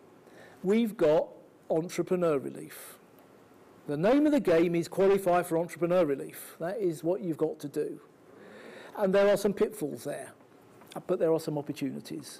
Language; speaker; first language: English; native; English